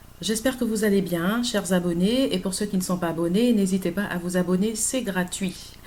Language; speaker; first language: French; native; French